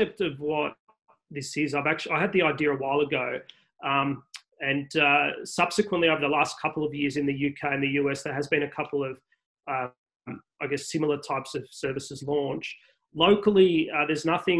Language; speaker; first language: English; native; English